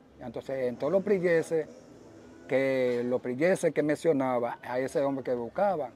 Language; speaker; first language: Spanish; early bilingual, other home language; Haitian Creole